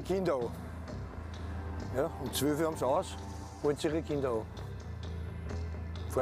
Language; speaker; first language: German; native; German